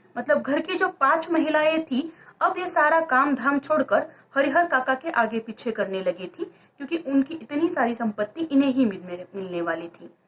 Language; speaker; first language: Hindi; non-native, local second language; Marathi